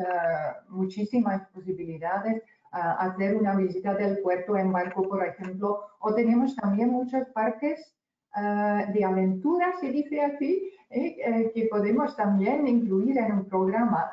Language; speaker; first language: Spanish; non-native, fluent; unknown